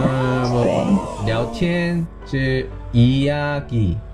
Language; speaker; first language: Chinese; non-native, learner; Korean